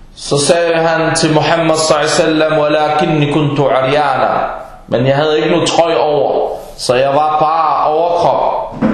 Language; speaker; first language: Danish; early bilingual, other home language; Arabic